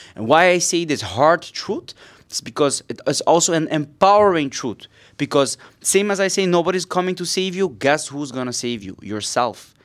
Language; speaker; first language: English; non-native, fluent; Papiamento